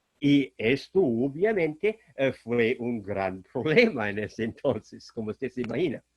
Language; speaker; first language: Spanish; non-native, fluent; German